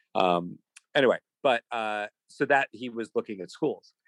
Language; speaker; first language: English; native; English